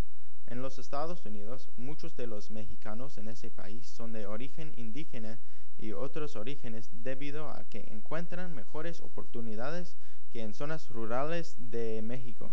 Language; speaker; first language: Spanish; non-native, learner; English